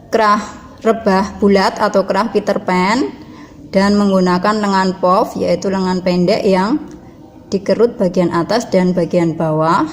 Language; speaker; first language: Indonesian; native; Indonesian